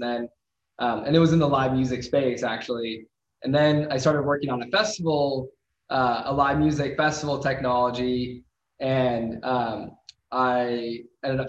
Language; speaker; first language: English; native; English